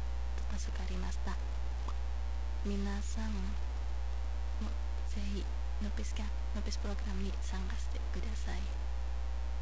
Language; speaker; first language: Japanese; non-native, fluent; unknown